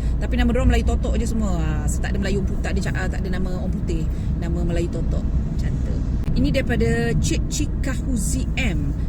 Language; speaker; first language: Malay; native; Malay